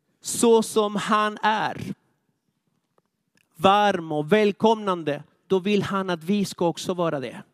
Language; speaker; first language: Swedish; non-native, fluent; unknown